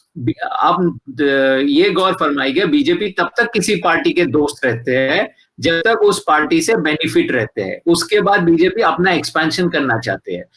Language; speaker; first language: Hindi; non-native, local second language; Assamese